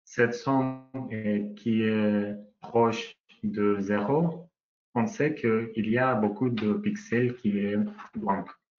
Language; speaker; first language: French; non-native, learner; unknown